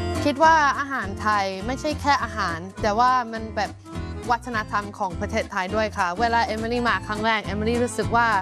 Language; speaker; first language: Thai; non-native, fluent; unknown